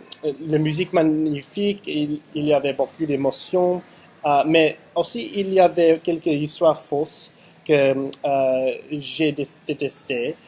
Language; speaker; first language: French; non-native, learner; English